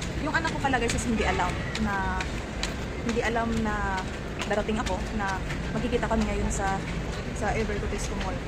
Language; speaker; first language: Filipino; non-native, local second language; Cebuano